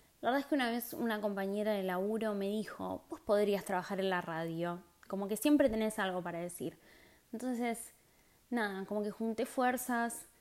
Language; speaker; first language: Spanish; native; Spanish